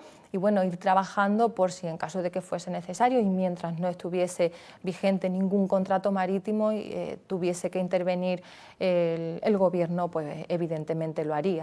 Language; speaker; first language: Spanish; native; Spanish